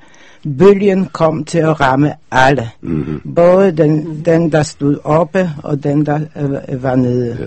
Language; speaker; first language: Danish; non-native, fluent; Polish